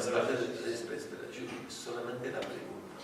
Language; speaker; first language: Spanish; non-native, fluent; French